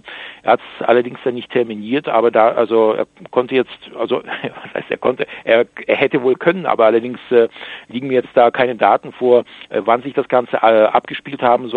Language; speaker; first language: German; native; German